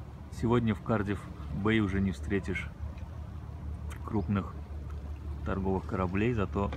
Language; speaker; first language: Russian; native; Russian